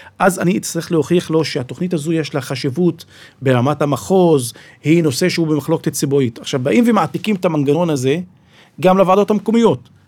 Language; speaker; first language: Hebrew; non-native, local second language; Arabic